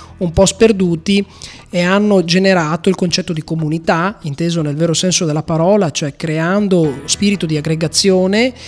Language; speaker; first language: Italian; native; Italian